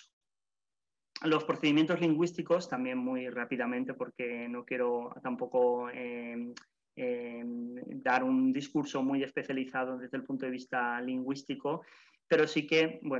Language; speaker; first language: Spanish; native; Spanish